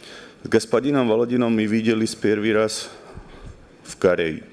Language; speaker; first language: Russian; non-native, learner; Slovak